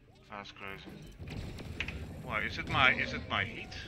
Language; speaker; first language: English; non-native, fluent; Dutch